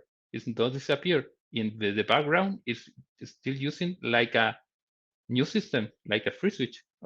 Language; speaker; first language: English; non-native, learner; Spanish